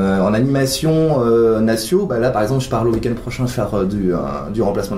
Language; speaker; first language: French; native; French